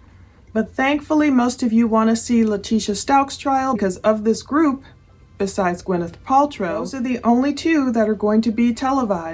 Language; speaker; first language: English; native; English